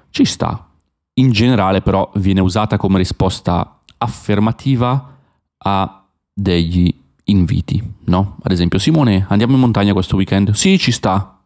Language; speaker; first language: Italian; native; Italian